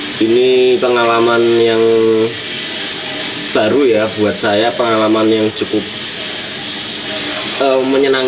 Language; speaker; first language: Indonesian; non-native, local second language; Javanese